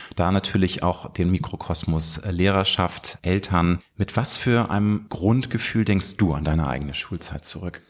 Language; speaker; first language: German; native; German